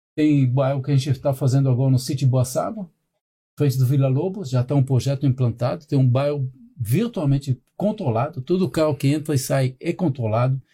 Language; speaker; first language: Portuguese; non-native, fluent; Hebrew